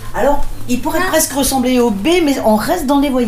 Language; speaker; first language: French; non-native, fluent; Greek